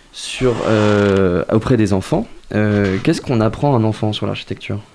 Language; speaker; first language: French; native; French